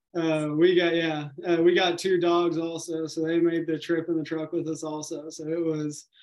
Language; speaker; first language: English; native; English